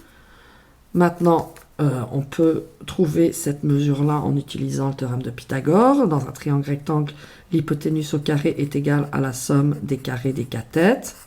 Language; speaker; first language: French; native; French